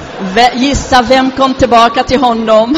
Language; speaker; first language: Swedish; non-native, fluent; Arabic